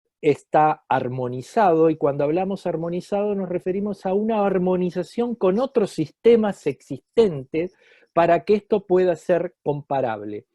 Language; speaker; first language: Spanish; native; Spanish